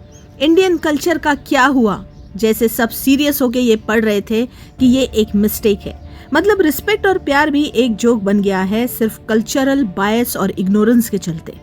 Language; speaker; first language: Hindi; native; Hindi